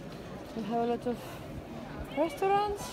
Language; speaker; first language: English; non-native, learner; Russian